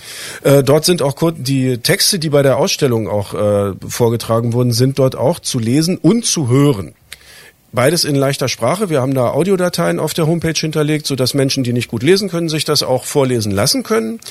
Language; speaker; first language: German; native; German